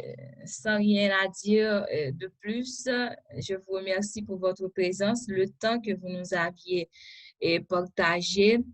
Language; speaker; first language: French; non-native, local second language; Haitian Creole